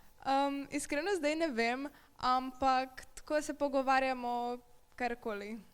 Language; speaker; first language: Slovenian; early bilingual, other home language; Serbian